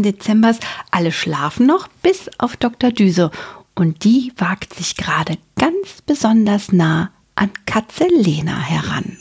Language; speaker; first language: German; native; German